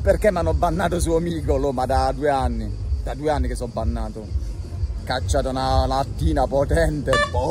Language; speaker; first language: Italian; native; Italian